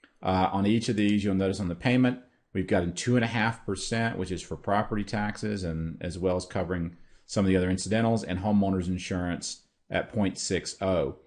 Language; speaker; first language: English; native; English